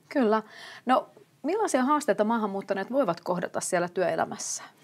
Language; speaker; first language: Finnish; native; Finnish